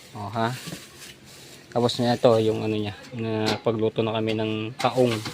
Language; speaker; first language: Filipino; native; Filipino